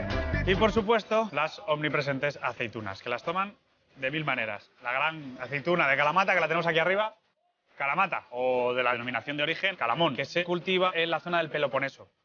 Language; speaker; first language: Spanish; native; Spanish